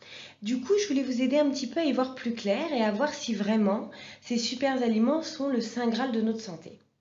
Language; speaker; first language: French; native; French